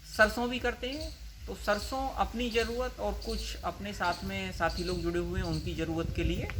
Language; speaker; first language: Hindi; native; Hindi